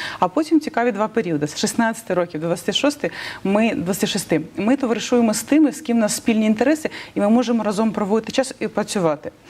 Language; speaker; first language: Ukrainian; non-native, local second language; Russian